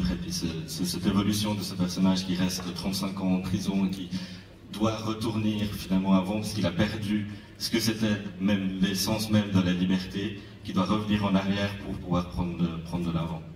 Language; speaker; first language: French; native; French